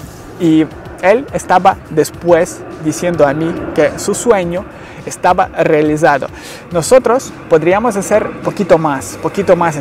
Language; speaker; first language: Spanish; non-native, learner; Ukrainian